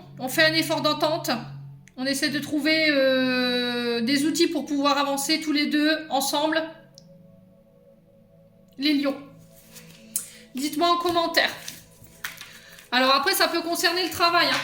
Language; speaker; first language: French; native; French